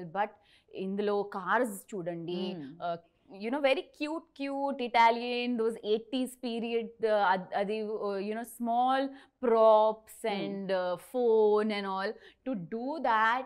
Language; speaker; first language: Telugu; non-native, learner; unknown